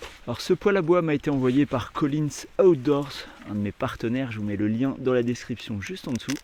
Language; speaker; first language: French; native; French